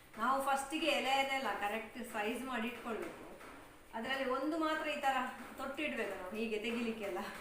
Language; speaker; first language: Kannada; non-native, local second language; Tulu